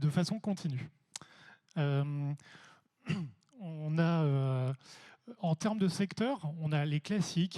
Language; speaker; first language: French; native; French